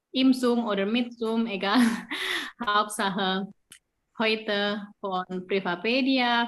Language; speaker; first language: German; non-native, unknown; Indonesian